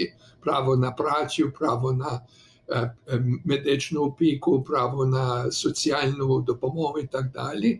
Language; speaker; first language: Ukrainian; early bilingual, heritage; Ukrainian